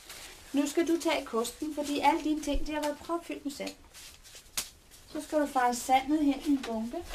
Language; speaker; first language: Danish; native; Danish